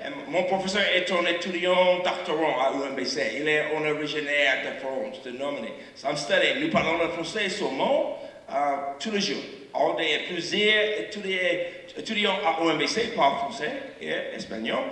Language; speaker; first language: French; non-native, learner; English